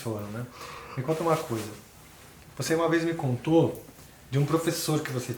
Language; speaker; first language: Portuguese; native; Portuguese